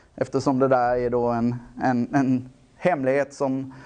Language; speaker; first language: Swedish; native; Swedish